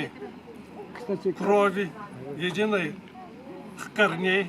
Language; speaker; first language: Russian; non-native, local second language; Karachay-Balkar